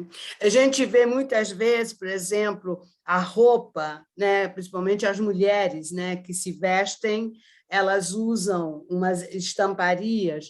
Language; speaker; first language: Portuguese; early bilingual, other home language; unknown